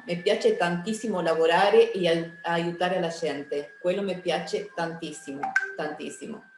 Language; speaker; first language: Italian; early bilingual, heritage; Spanish